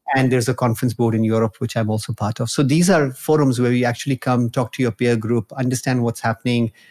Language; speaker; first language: English; non-native, local second language; Hindi